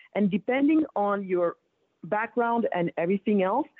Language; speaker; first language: English; early bilingual, other home language; Wolof